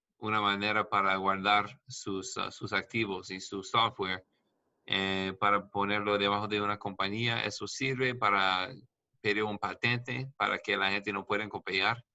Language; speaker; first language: Spanish; non-native, learner; English